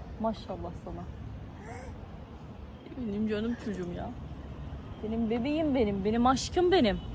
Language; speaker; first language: Turkish; non-native, fluent; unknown